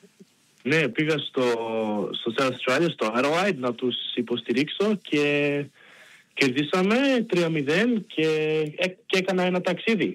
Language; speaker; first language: Greek; early bilingual, heritage; Greek